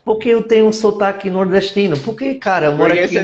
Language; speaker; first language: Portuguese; non-native, fluent; English